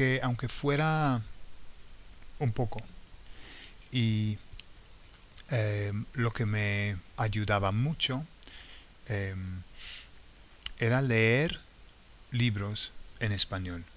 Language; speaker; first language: Spanish; non-native, fluent; English